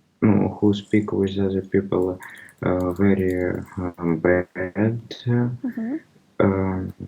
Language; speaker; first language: English; non-native, learner; Russian